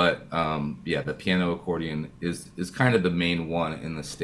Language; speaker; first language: English; native; English